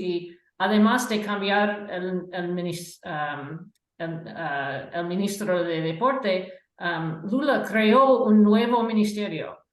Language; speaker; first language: Spanish; non-native, fluent; English